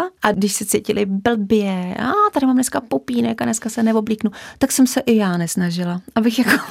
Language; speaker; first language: Czech; native; Czech